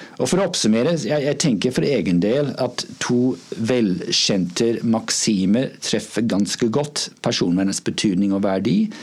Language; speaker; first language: Norwegian; non-native, fluent; English